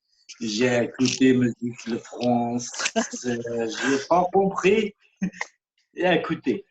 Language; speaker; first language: French; non-native, learner; Kurdish